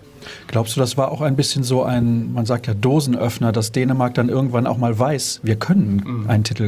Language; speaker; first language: German; native; German